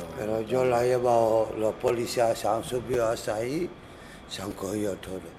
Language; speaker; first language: Spanish; non-native, learner; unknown